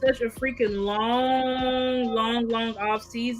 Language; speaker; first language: English; native; English